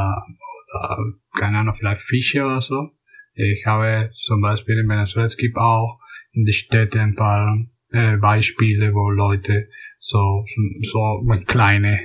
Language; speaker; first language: German; non-native, fluent; Spanish